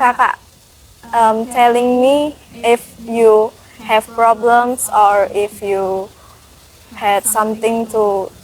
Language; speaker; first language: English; non-native, learner; Indonesian